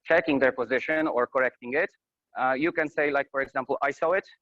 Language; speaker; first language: English; non-native, fluent; Polish